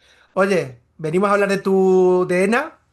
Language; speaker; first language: Spanish; native; Spanish